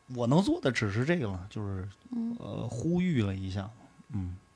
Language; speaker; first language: Chinese; native; Chinese